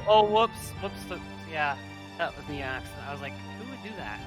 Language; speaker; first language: English; native; English